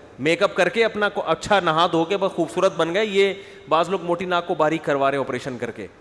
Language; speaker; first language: Urdu; native; Urdu